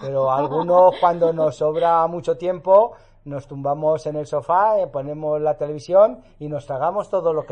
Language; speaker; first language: Spanish; native; Spanish